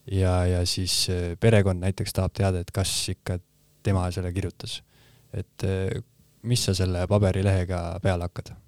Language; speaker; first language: Estonian; native; Estonian